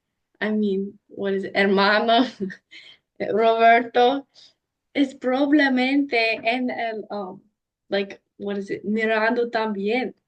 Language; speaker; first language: Spanish; non-native, learner; English